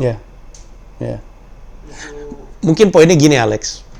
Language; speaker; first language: Indonesian; native; Indonesian